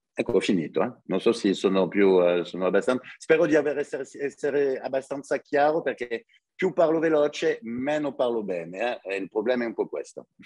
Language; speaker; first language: Italian; early bilingual, heritage; French